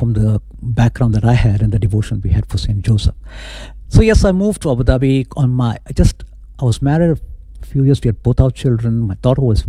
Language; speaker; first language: English; non-native, local second language; Konkani